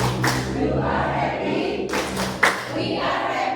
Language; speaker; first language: English; non-native, learner; Indonesian